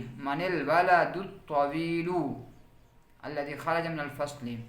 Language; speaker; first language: Arabic; non-native, fluent; Urdu